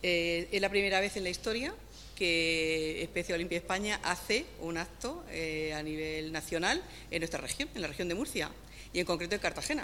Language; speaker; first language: Spanish; native; Spanish